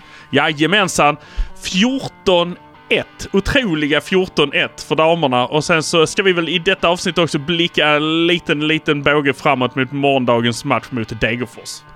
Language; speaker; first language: Swedish; native; Swedish